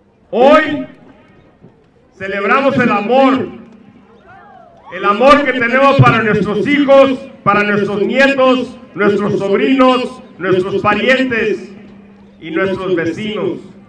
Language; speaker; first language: Spanish; early bilingual, heritage; Spanish